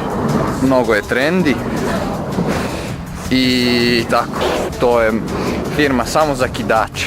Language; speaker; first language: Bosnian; early bilingual, heritage; Italian